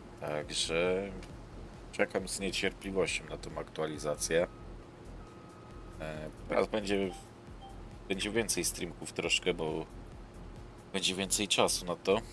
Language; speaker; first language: Polish; native; Polish